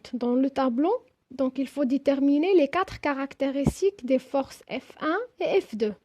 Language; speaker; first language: French; non-native, local second language; Arabic